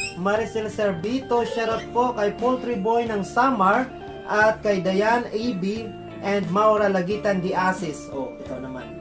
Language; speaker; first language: Filipino; non-native, local second language; Waray